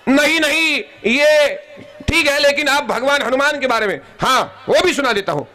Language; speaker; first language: Hindi; non-native, local second language; Marathi